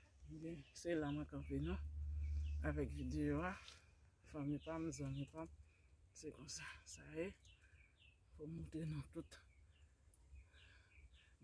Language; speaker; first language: French; non-native, learner; Haitian Creole